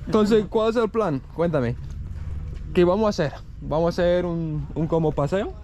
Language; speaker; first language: Spanish; non-native, fluent; English